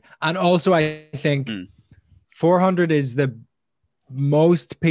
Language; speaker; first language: English; native; English